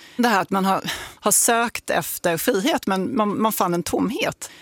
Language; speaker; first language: Swedish; native; Swedish